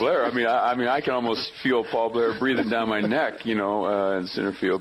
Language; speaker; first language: English; native; English